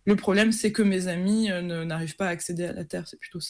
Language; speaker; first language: French; native; French